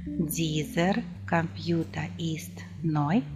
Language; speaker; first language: German; non-native, fluent; Ukrainian